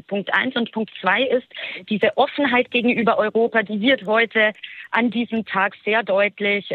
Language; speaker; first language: German; native; German